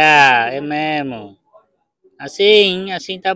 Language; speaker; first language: Portuguese; non-native, learner; Vietnamese